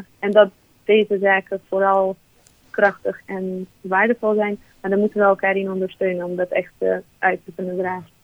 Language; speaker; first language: Dutch; non-native, fluent; Hungarian